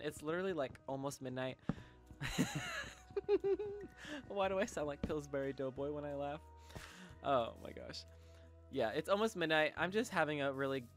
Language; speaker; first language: English; native; English